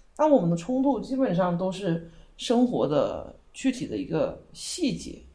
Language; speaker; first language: Chinese; native; Chinese